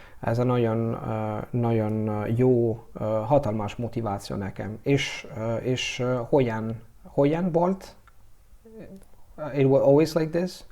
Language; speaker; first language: Hungarian; non-native, learner; Italian